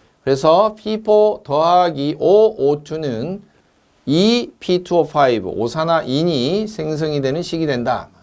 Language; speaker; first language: Korean; native; Korean